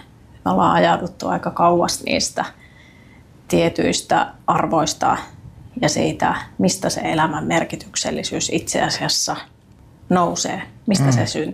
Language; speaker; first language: Finnish; native; Finnish